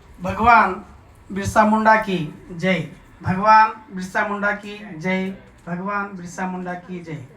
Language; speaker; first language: Hindi; non-native, local second language; Lambadi